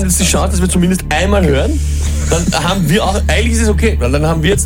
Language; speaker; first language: German; native; German